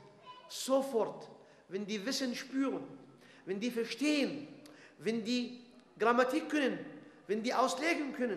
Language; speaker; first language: German; non-native, fluent; Arabic